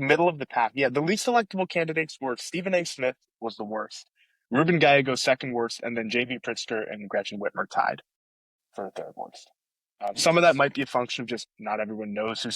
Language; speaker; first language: English; native; English